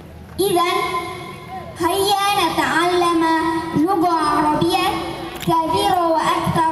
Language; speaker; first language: Arabic; non-native, learner; Indonesian